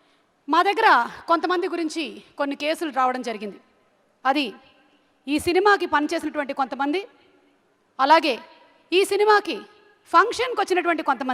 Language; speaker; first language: Telugu; native; Telugu